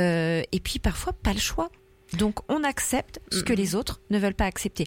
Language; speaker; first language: French; native; French